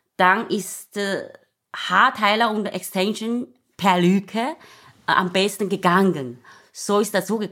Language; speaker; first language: German; non-native, learner; Chinese